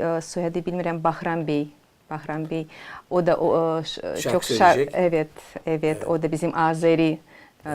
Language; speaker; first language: Turkish; non-native, learner; Azerbaijani